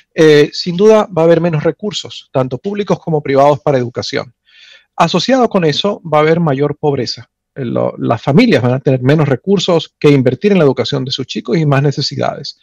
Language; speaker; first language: Spanish; native; Spanish